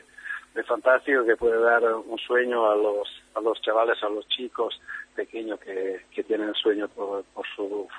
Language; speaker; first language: Spanish; non-native, fluent; Italian